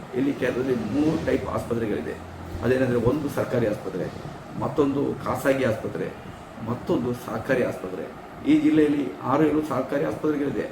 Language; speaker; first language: Kannada; non-native, local second language; Tulu